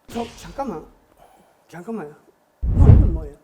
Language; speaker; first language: Korean; non-native, learner; Japanese